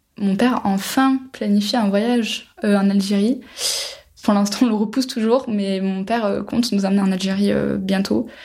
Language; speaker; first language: French; native; French